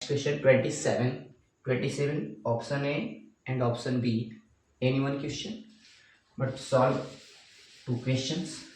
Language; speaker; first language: English; non-native, local second language; Hindi